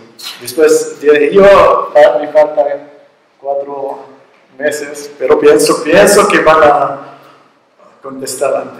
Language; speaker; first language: Spanish; non-native, learner; Arabic